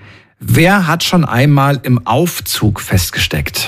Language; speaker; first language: German; native; German